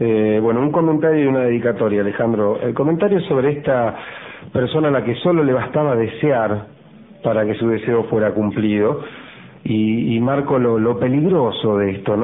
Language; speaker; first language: Spanish; native; Spanish